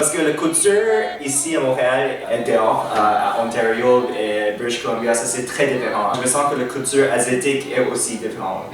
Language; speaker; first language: French; non-native, learner; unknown